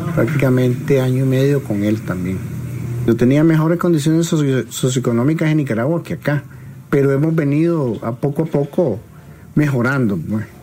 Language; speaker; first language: Spanish; native; Spanish